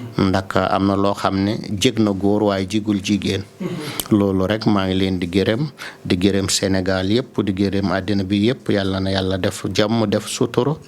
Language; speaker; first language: Wolof; non-native, local second language; Fula